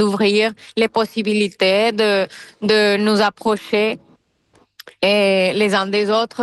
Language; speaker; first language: French; non-native, fluent; Spanish